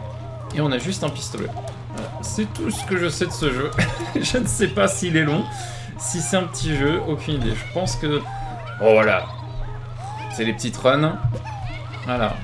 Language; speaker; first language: French; native; French